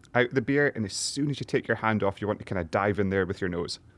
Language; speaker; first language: English; native; English